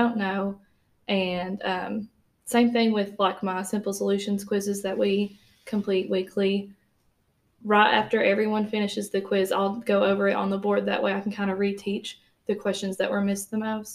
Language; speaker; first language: English; native; English